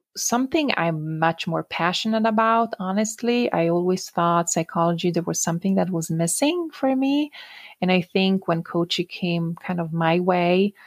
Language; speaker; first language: English; non-native, fluent; Italian